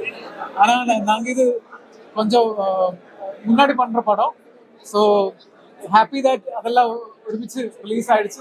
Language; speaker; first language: Tamil; non-native, learner; Malayalam